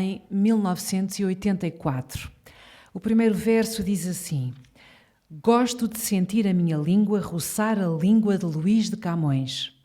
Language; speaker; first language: Portuguese; native; Portuguese